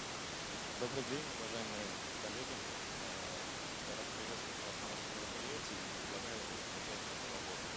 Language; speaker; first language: Russian; native; Russian